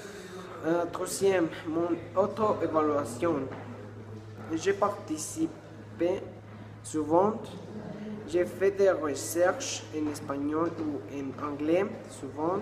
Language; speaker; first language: French; non-native, learner; Spanish